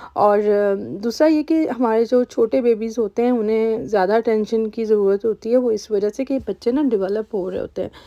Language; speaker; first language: Urdu; native; Urdu